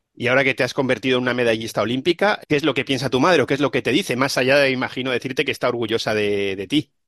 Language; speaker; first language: Spanish; native; Spanish